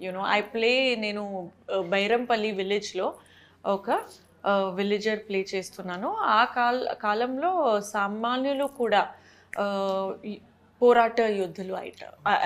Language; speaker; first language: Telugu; non-native, fluent; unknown